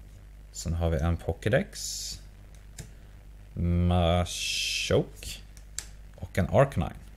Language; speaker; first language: Swedish; native; Swedish